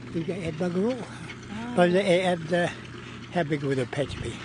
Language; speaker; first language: English; native; English